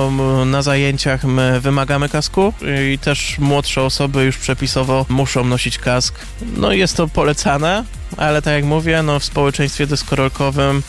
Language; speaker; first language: Polish; native; Polish